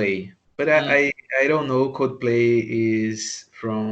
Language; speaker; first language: English; non-native, learner; Portuguese